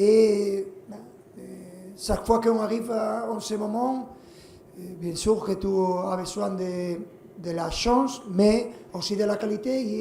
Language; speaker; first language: French; non-native, fluent; Spanish